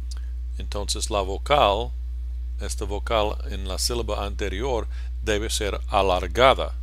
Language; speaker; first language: Spanish; non-native, fluent; English